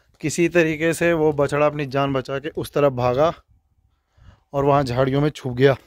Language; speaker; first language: Hindi; non-native, local second language; Garhwali